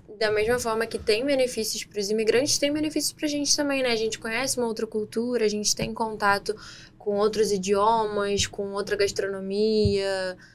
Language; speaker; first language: Portuguese; native; Portuguese